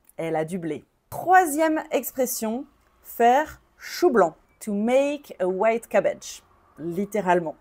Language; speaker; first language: French; native; French